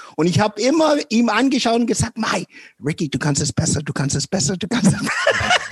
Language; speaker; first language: German; non-native, fluent; English